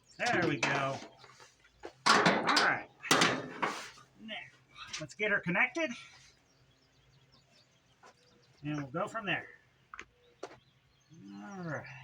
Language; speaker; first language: English; native; English